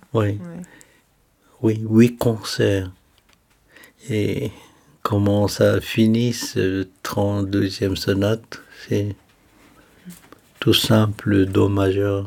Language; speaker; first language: French; non-native, fluent; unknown